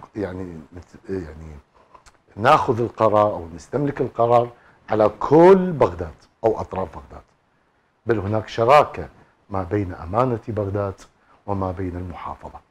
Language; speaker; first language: Arabic; native; Arabic